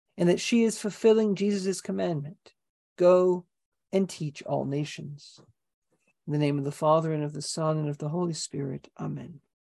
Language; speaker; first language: English; native; English